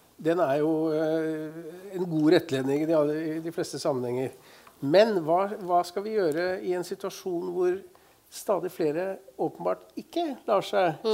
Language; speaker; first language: Norwegian; native; Norwegian